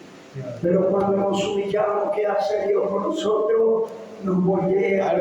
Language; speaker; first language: Spanish; native; Spanish